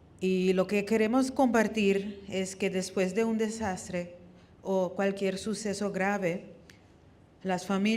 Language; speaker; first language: Spanish; non-native, fluent; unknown